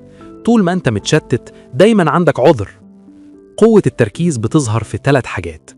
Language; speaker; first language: Arabic; native; Arabic